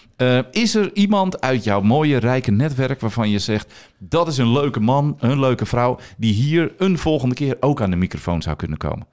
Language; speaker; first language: Dutch; native; Dutch